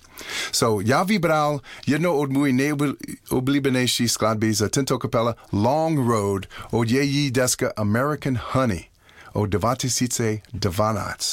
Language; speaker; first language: Czech; non-native, learner; English